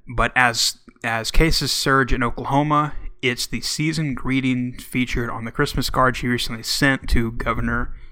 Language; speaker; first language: English; native; English